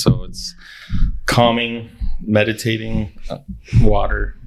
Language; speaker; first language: English; early bilingual, other home language; Spanish